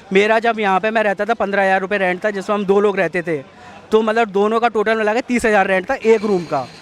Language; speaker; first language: Hindi; native; Hindi